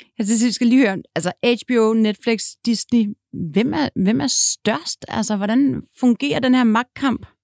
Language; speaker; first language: Danish; native; Danish